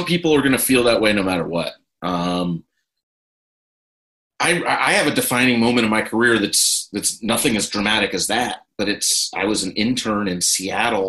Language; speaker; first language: English; native; English